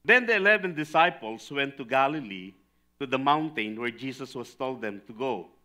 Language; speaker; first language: English; non-native, local second language; Filipino